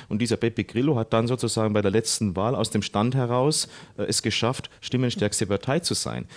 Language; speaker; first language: German; native; German